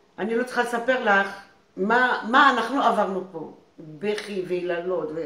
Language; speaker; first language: Hebrew; non-native, fluent; French